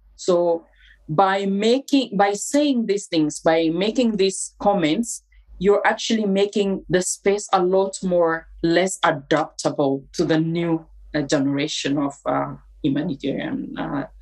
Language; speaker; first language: English; non-native, fluent; Amharic